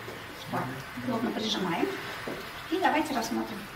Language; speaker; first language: Russian; native; Russian